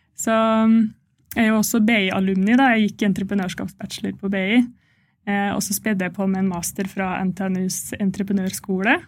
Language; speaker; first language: Norwegian; native; Norwegian